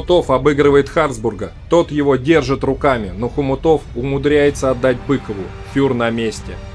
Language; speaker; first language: Russian; native; Russian